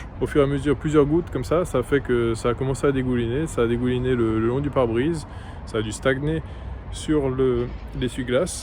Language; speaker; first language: French; native; French